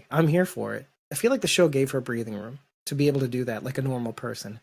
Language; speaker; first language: English; native; English